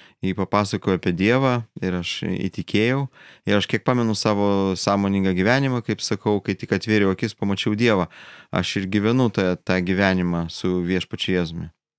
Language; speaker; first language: Lithuanian; native; Lithuanian